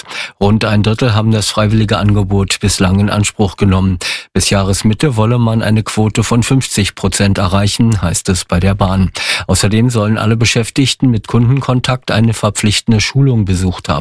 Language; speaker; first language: German; native; German